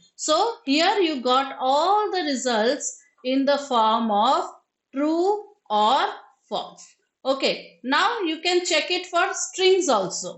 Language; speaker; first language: English; non-native, local second language; Hindi